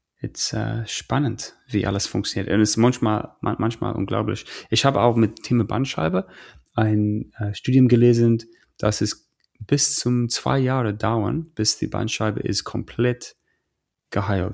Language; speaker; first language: German; non-native, fluent; English